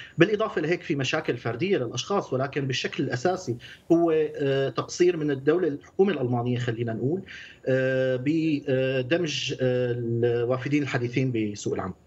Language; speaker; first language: Arabic; native; Arabic